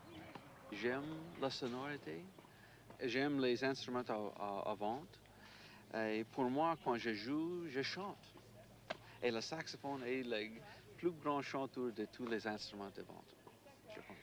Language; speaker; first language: French; non-native, learner; English